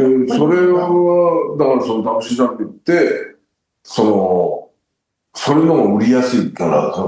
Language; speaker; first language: Japanese; native; Japanese